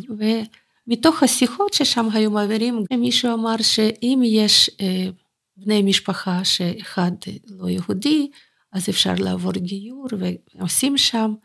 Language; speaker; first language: Hebrew; non-native, fluent; Russian